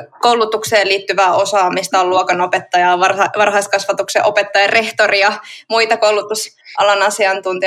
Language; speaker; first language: Finnish; native; Finnish